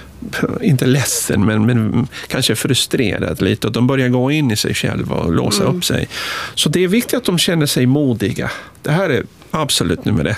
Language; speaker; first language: Swedish; non-native, fluent; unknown